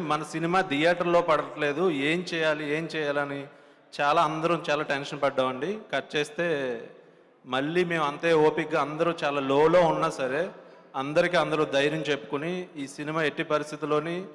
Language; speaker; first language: Telugu; native; Telugu